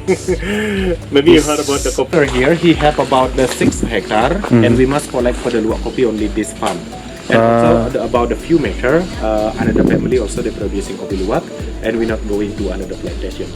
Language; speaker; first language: English; non-native, learner; Indonesian